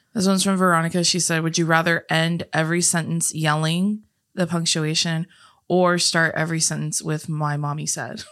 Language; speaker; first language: English; native; English